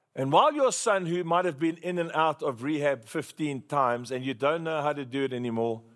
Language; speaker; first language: English; native; English